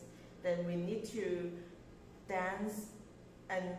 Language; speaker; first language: English; non-native, learner; Chinese